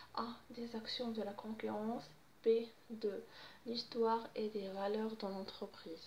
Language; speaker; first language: French; non-native, local second language; Arabic